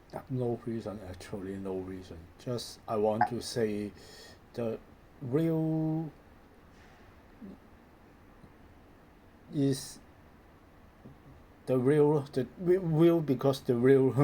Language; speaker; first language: English; non-native, learner; Cantonese